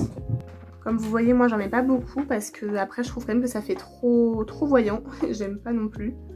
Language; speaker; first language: French; native; French